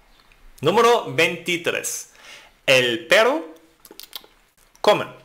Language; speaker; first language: Spanish; non-native, fluent; German